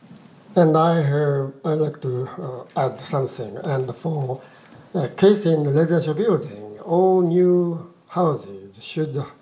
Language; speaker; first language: English; non-native, fluent; Japanese